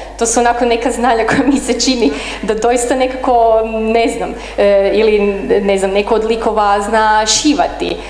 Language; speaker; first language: Croatian; native; Croatian